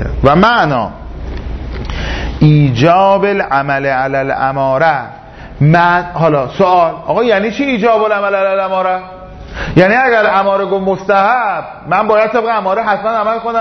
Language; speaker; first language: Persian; native; Persian